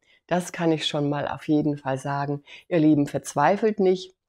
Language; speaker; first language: German; native; German